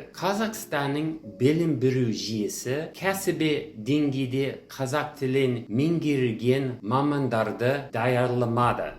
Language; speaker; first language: Kazakh; non-native, fluent; English